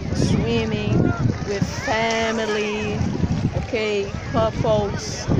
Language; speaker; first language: English; non-native, learner; Portuguese